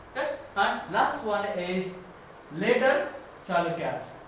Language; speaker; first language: English; non-native, local second language; Kannada